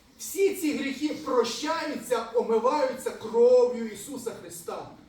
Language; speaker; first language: Ukrainian; native; Ukrainian